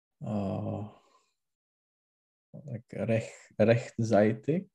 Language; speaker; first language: German; non-native, learner; Czech